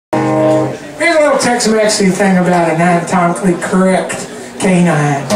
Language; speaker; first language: English; native; English